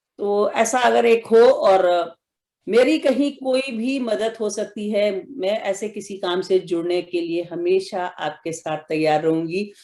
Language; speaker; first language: Hindi; native; Hindi